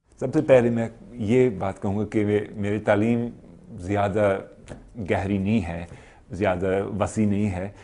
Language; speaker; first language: Urdu; non-native, fluent; English